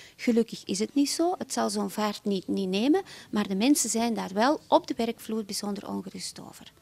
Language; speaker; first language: Dutch; native; Dutch